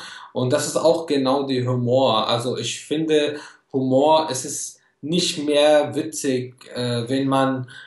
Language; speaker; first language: German; non-native, fluent; Arabic